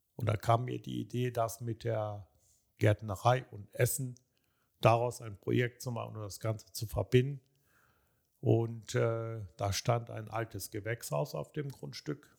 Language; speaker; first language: German; early bilingual, other home language; Turkish